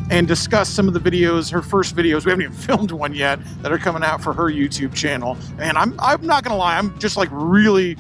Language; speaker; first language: English; native; English